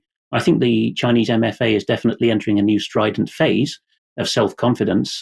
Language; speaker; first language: English; non-native, fluent; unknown